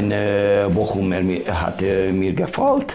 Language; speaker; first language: German; non-native, learner; Hungarian